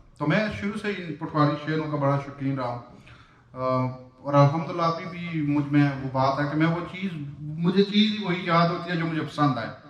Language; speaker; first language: Urdu; non-native, local second language; Pahari-Potwari